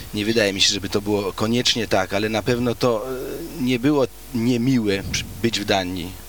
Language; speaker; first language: Polish; early bilingual, heritage; Polish